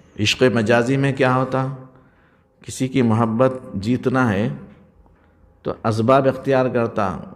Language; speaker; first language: Urdu; native; Urdu